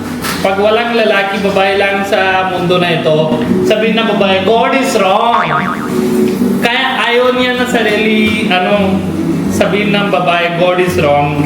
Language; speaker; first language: Filipino; non-native, learner; Punjabi